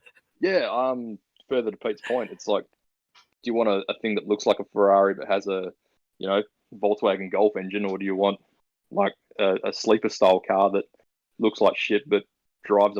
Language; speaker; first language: English; native; English